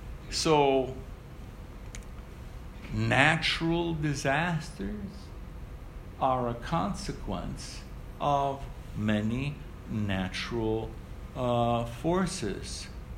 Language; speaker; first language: English; early bilingual, other home language; Ukrainian